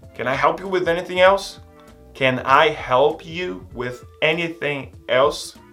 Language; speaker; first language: English; non-native, fluent; Portuguese